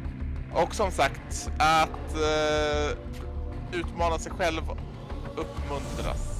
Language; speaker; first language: Swedish; native; Swedish